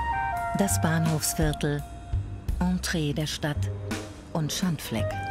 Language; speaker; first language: German; native; German